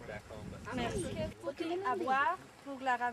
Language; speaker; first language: French; non-native, learner; Spanish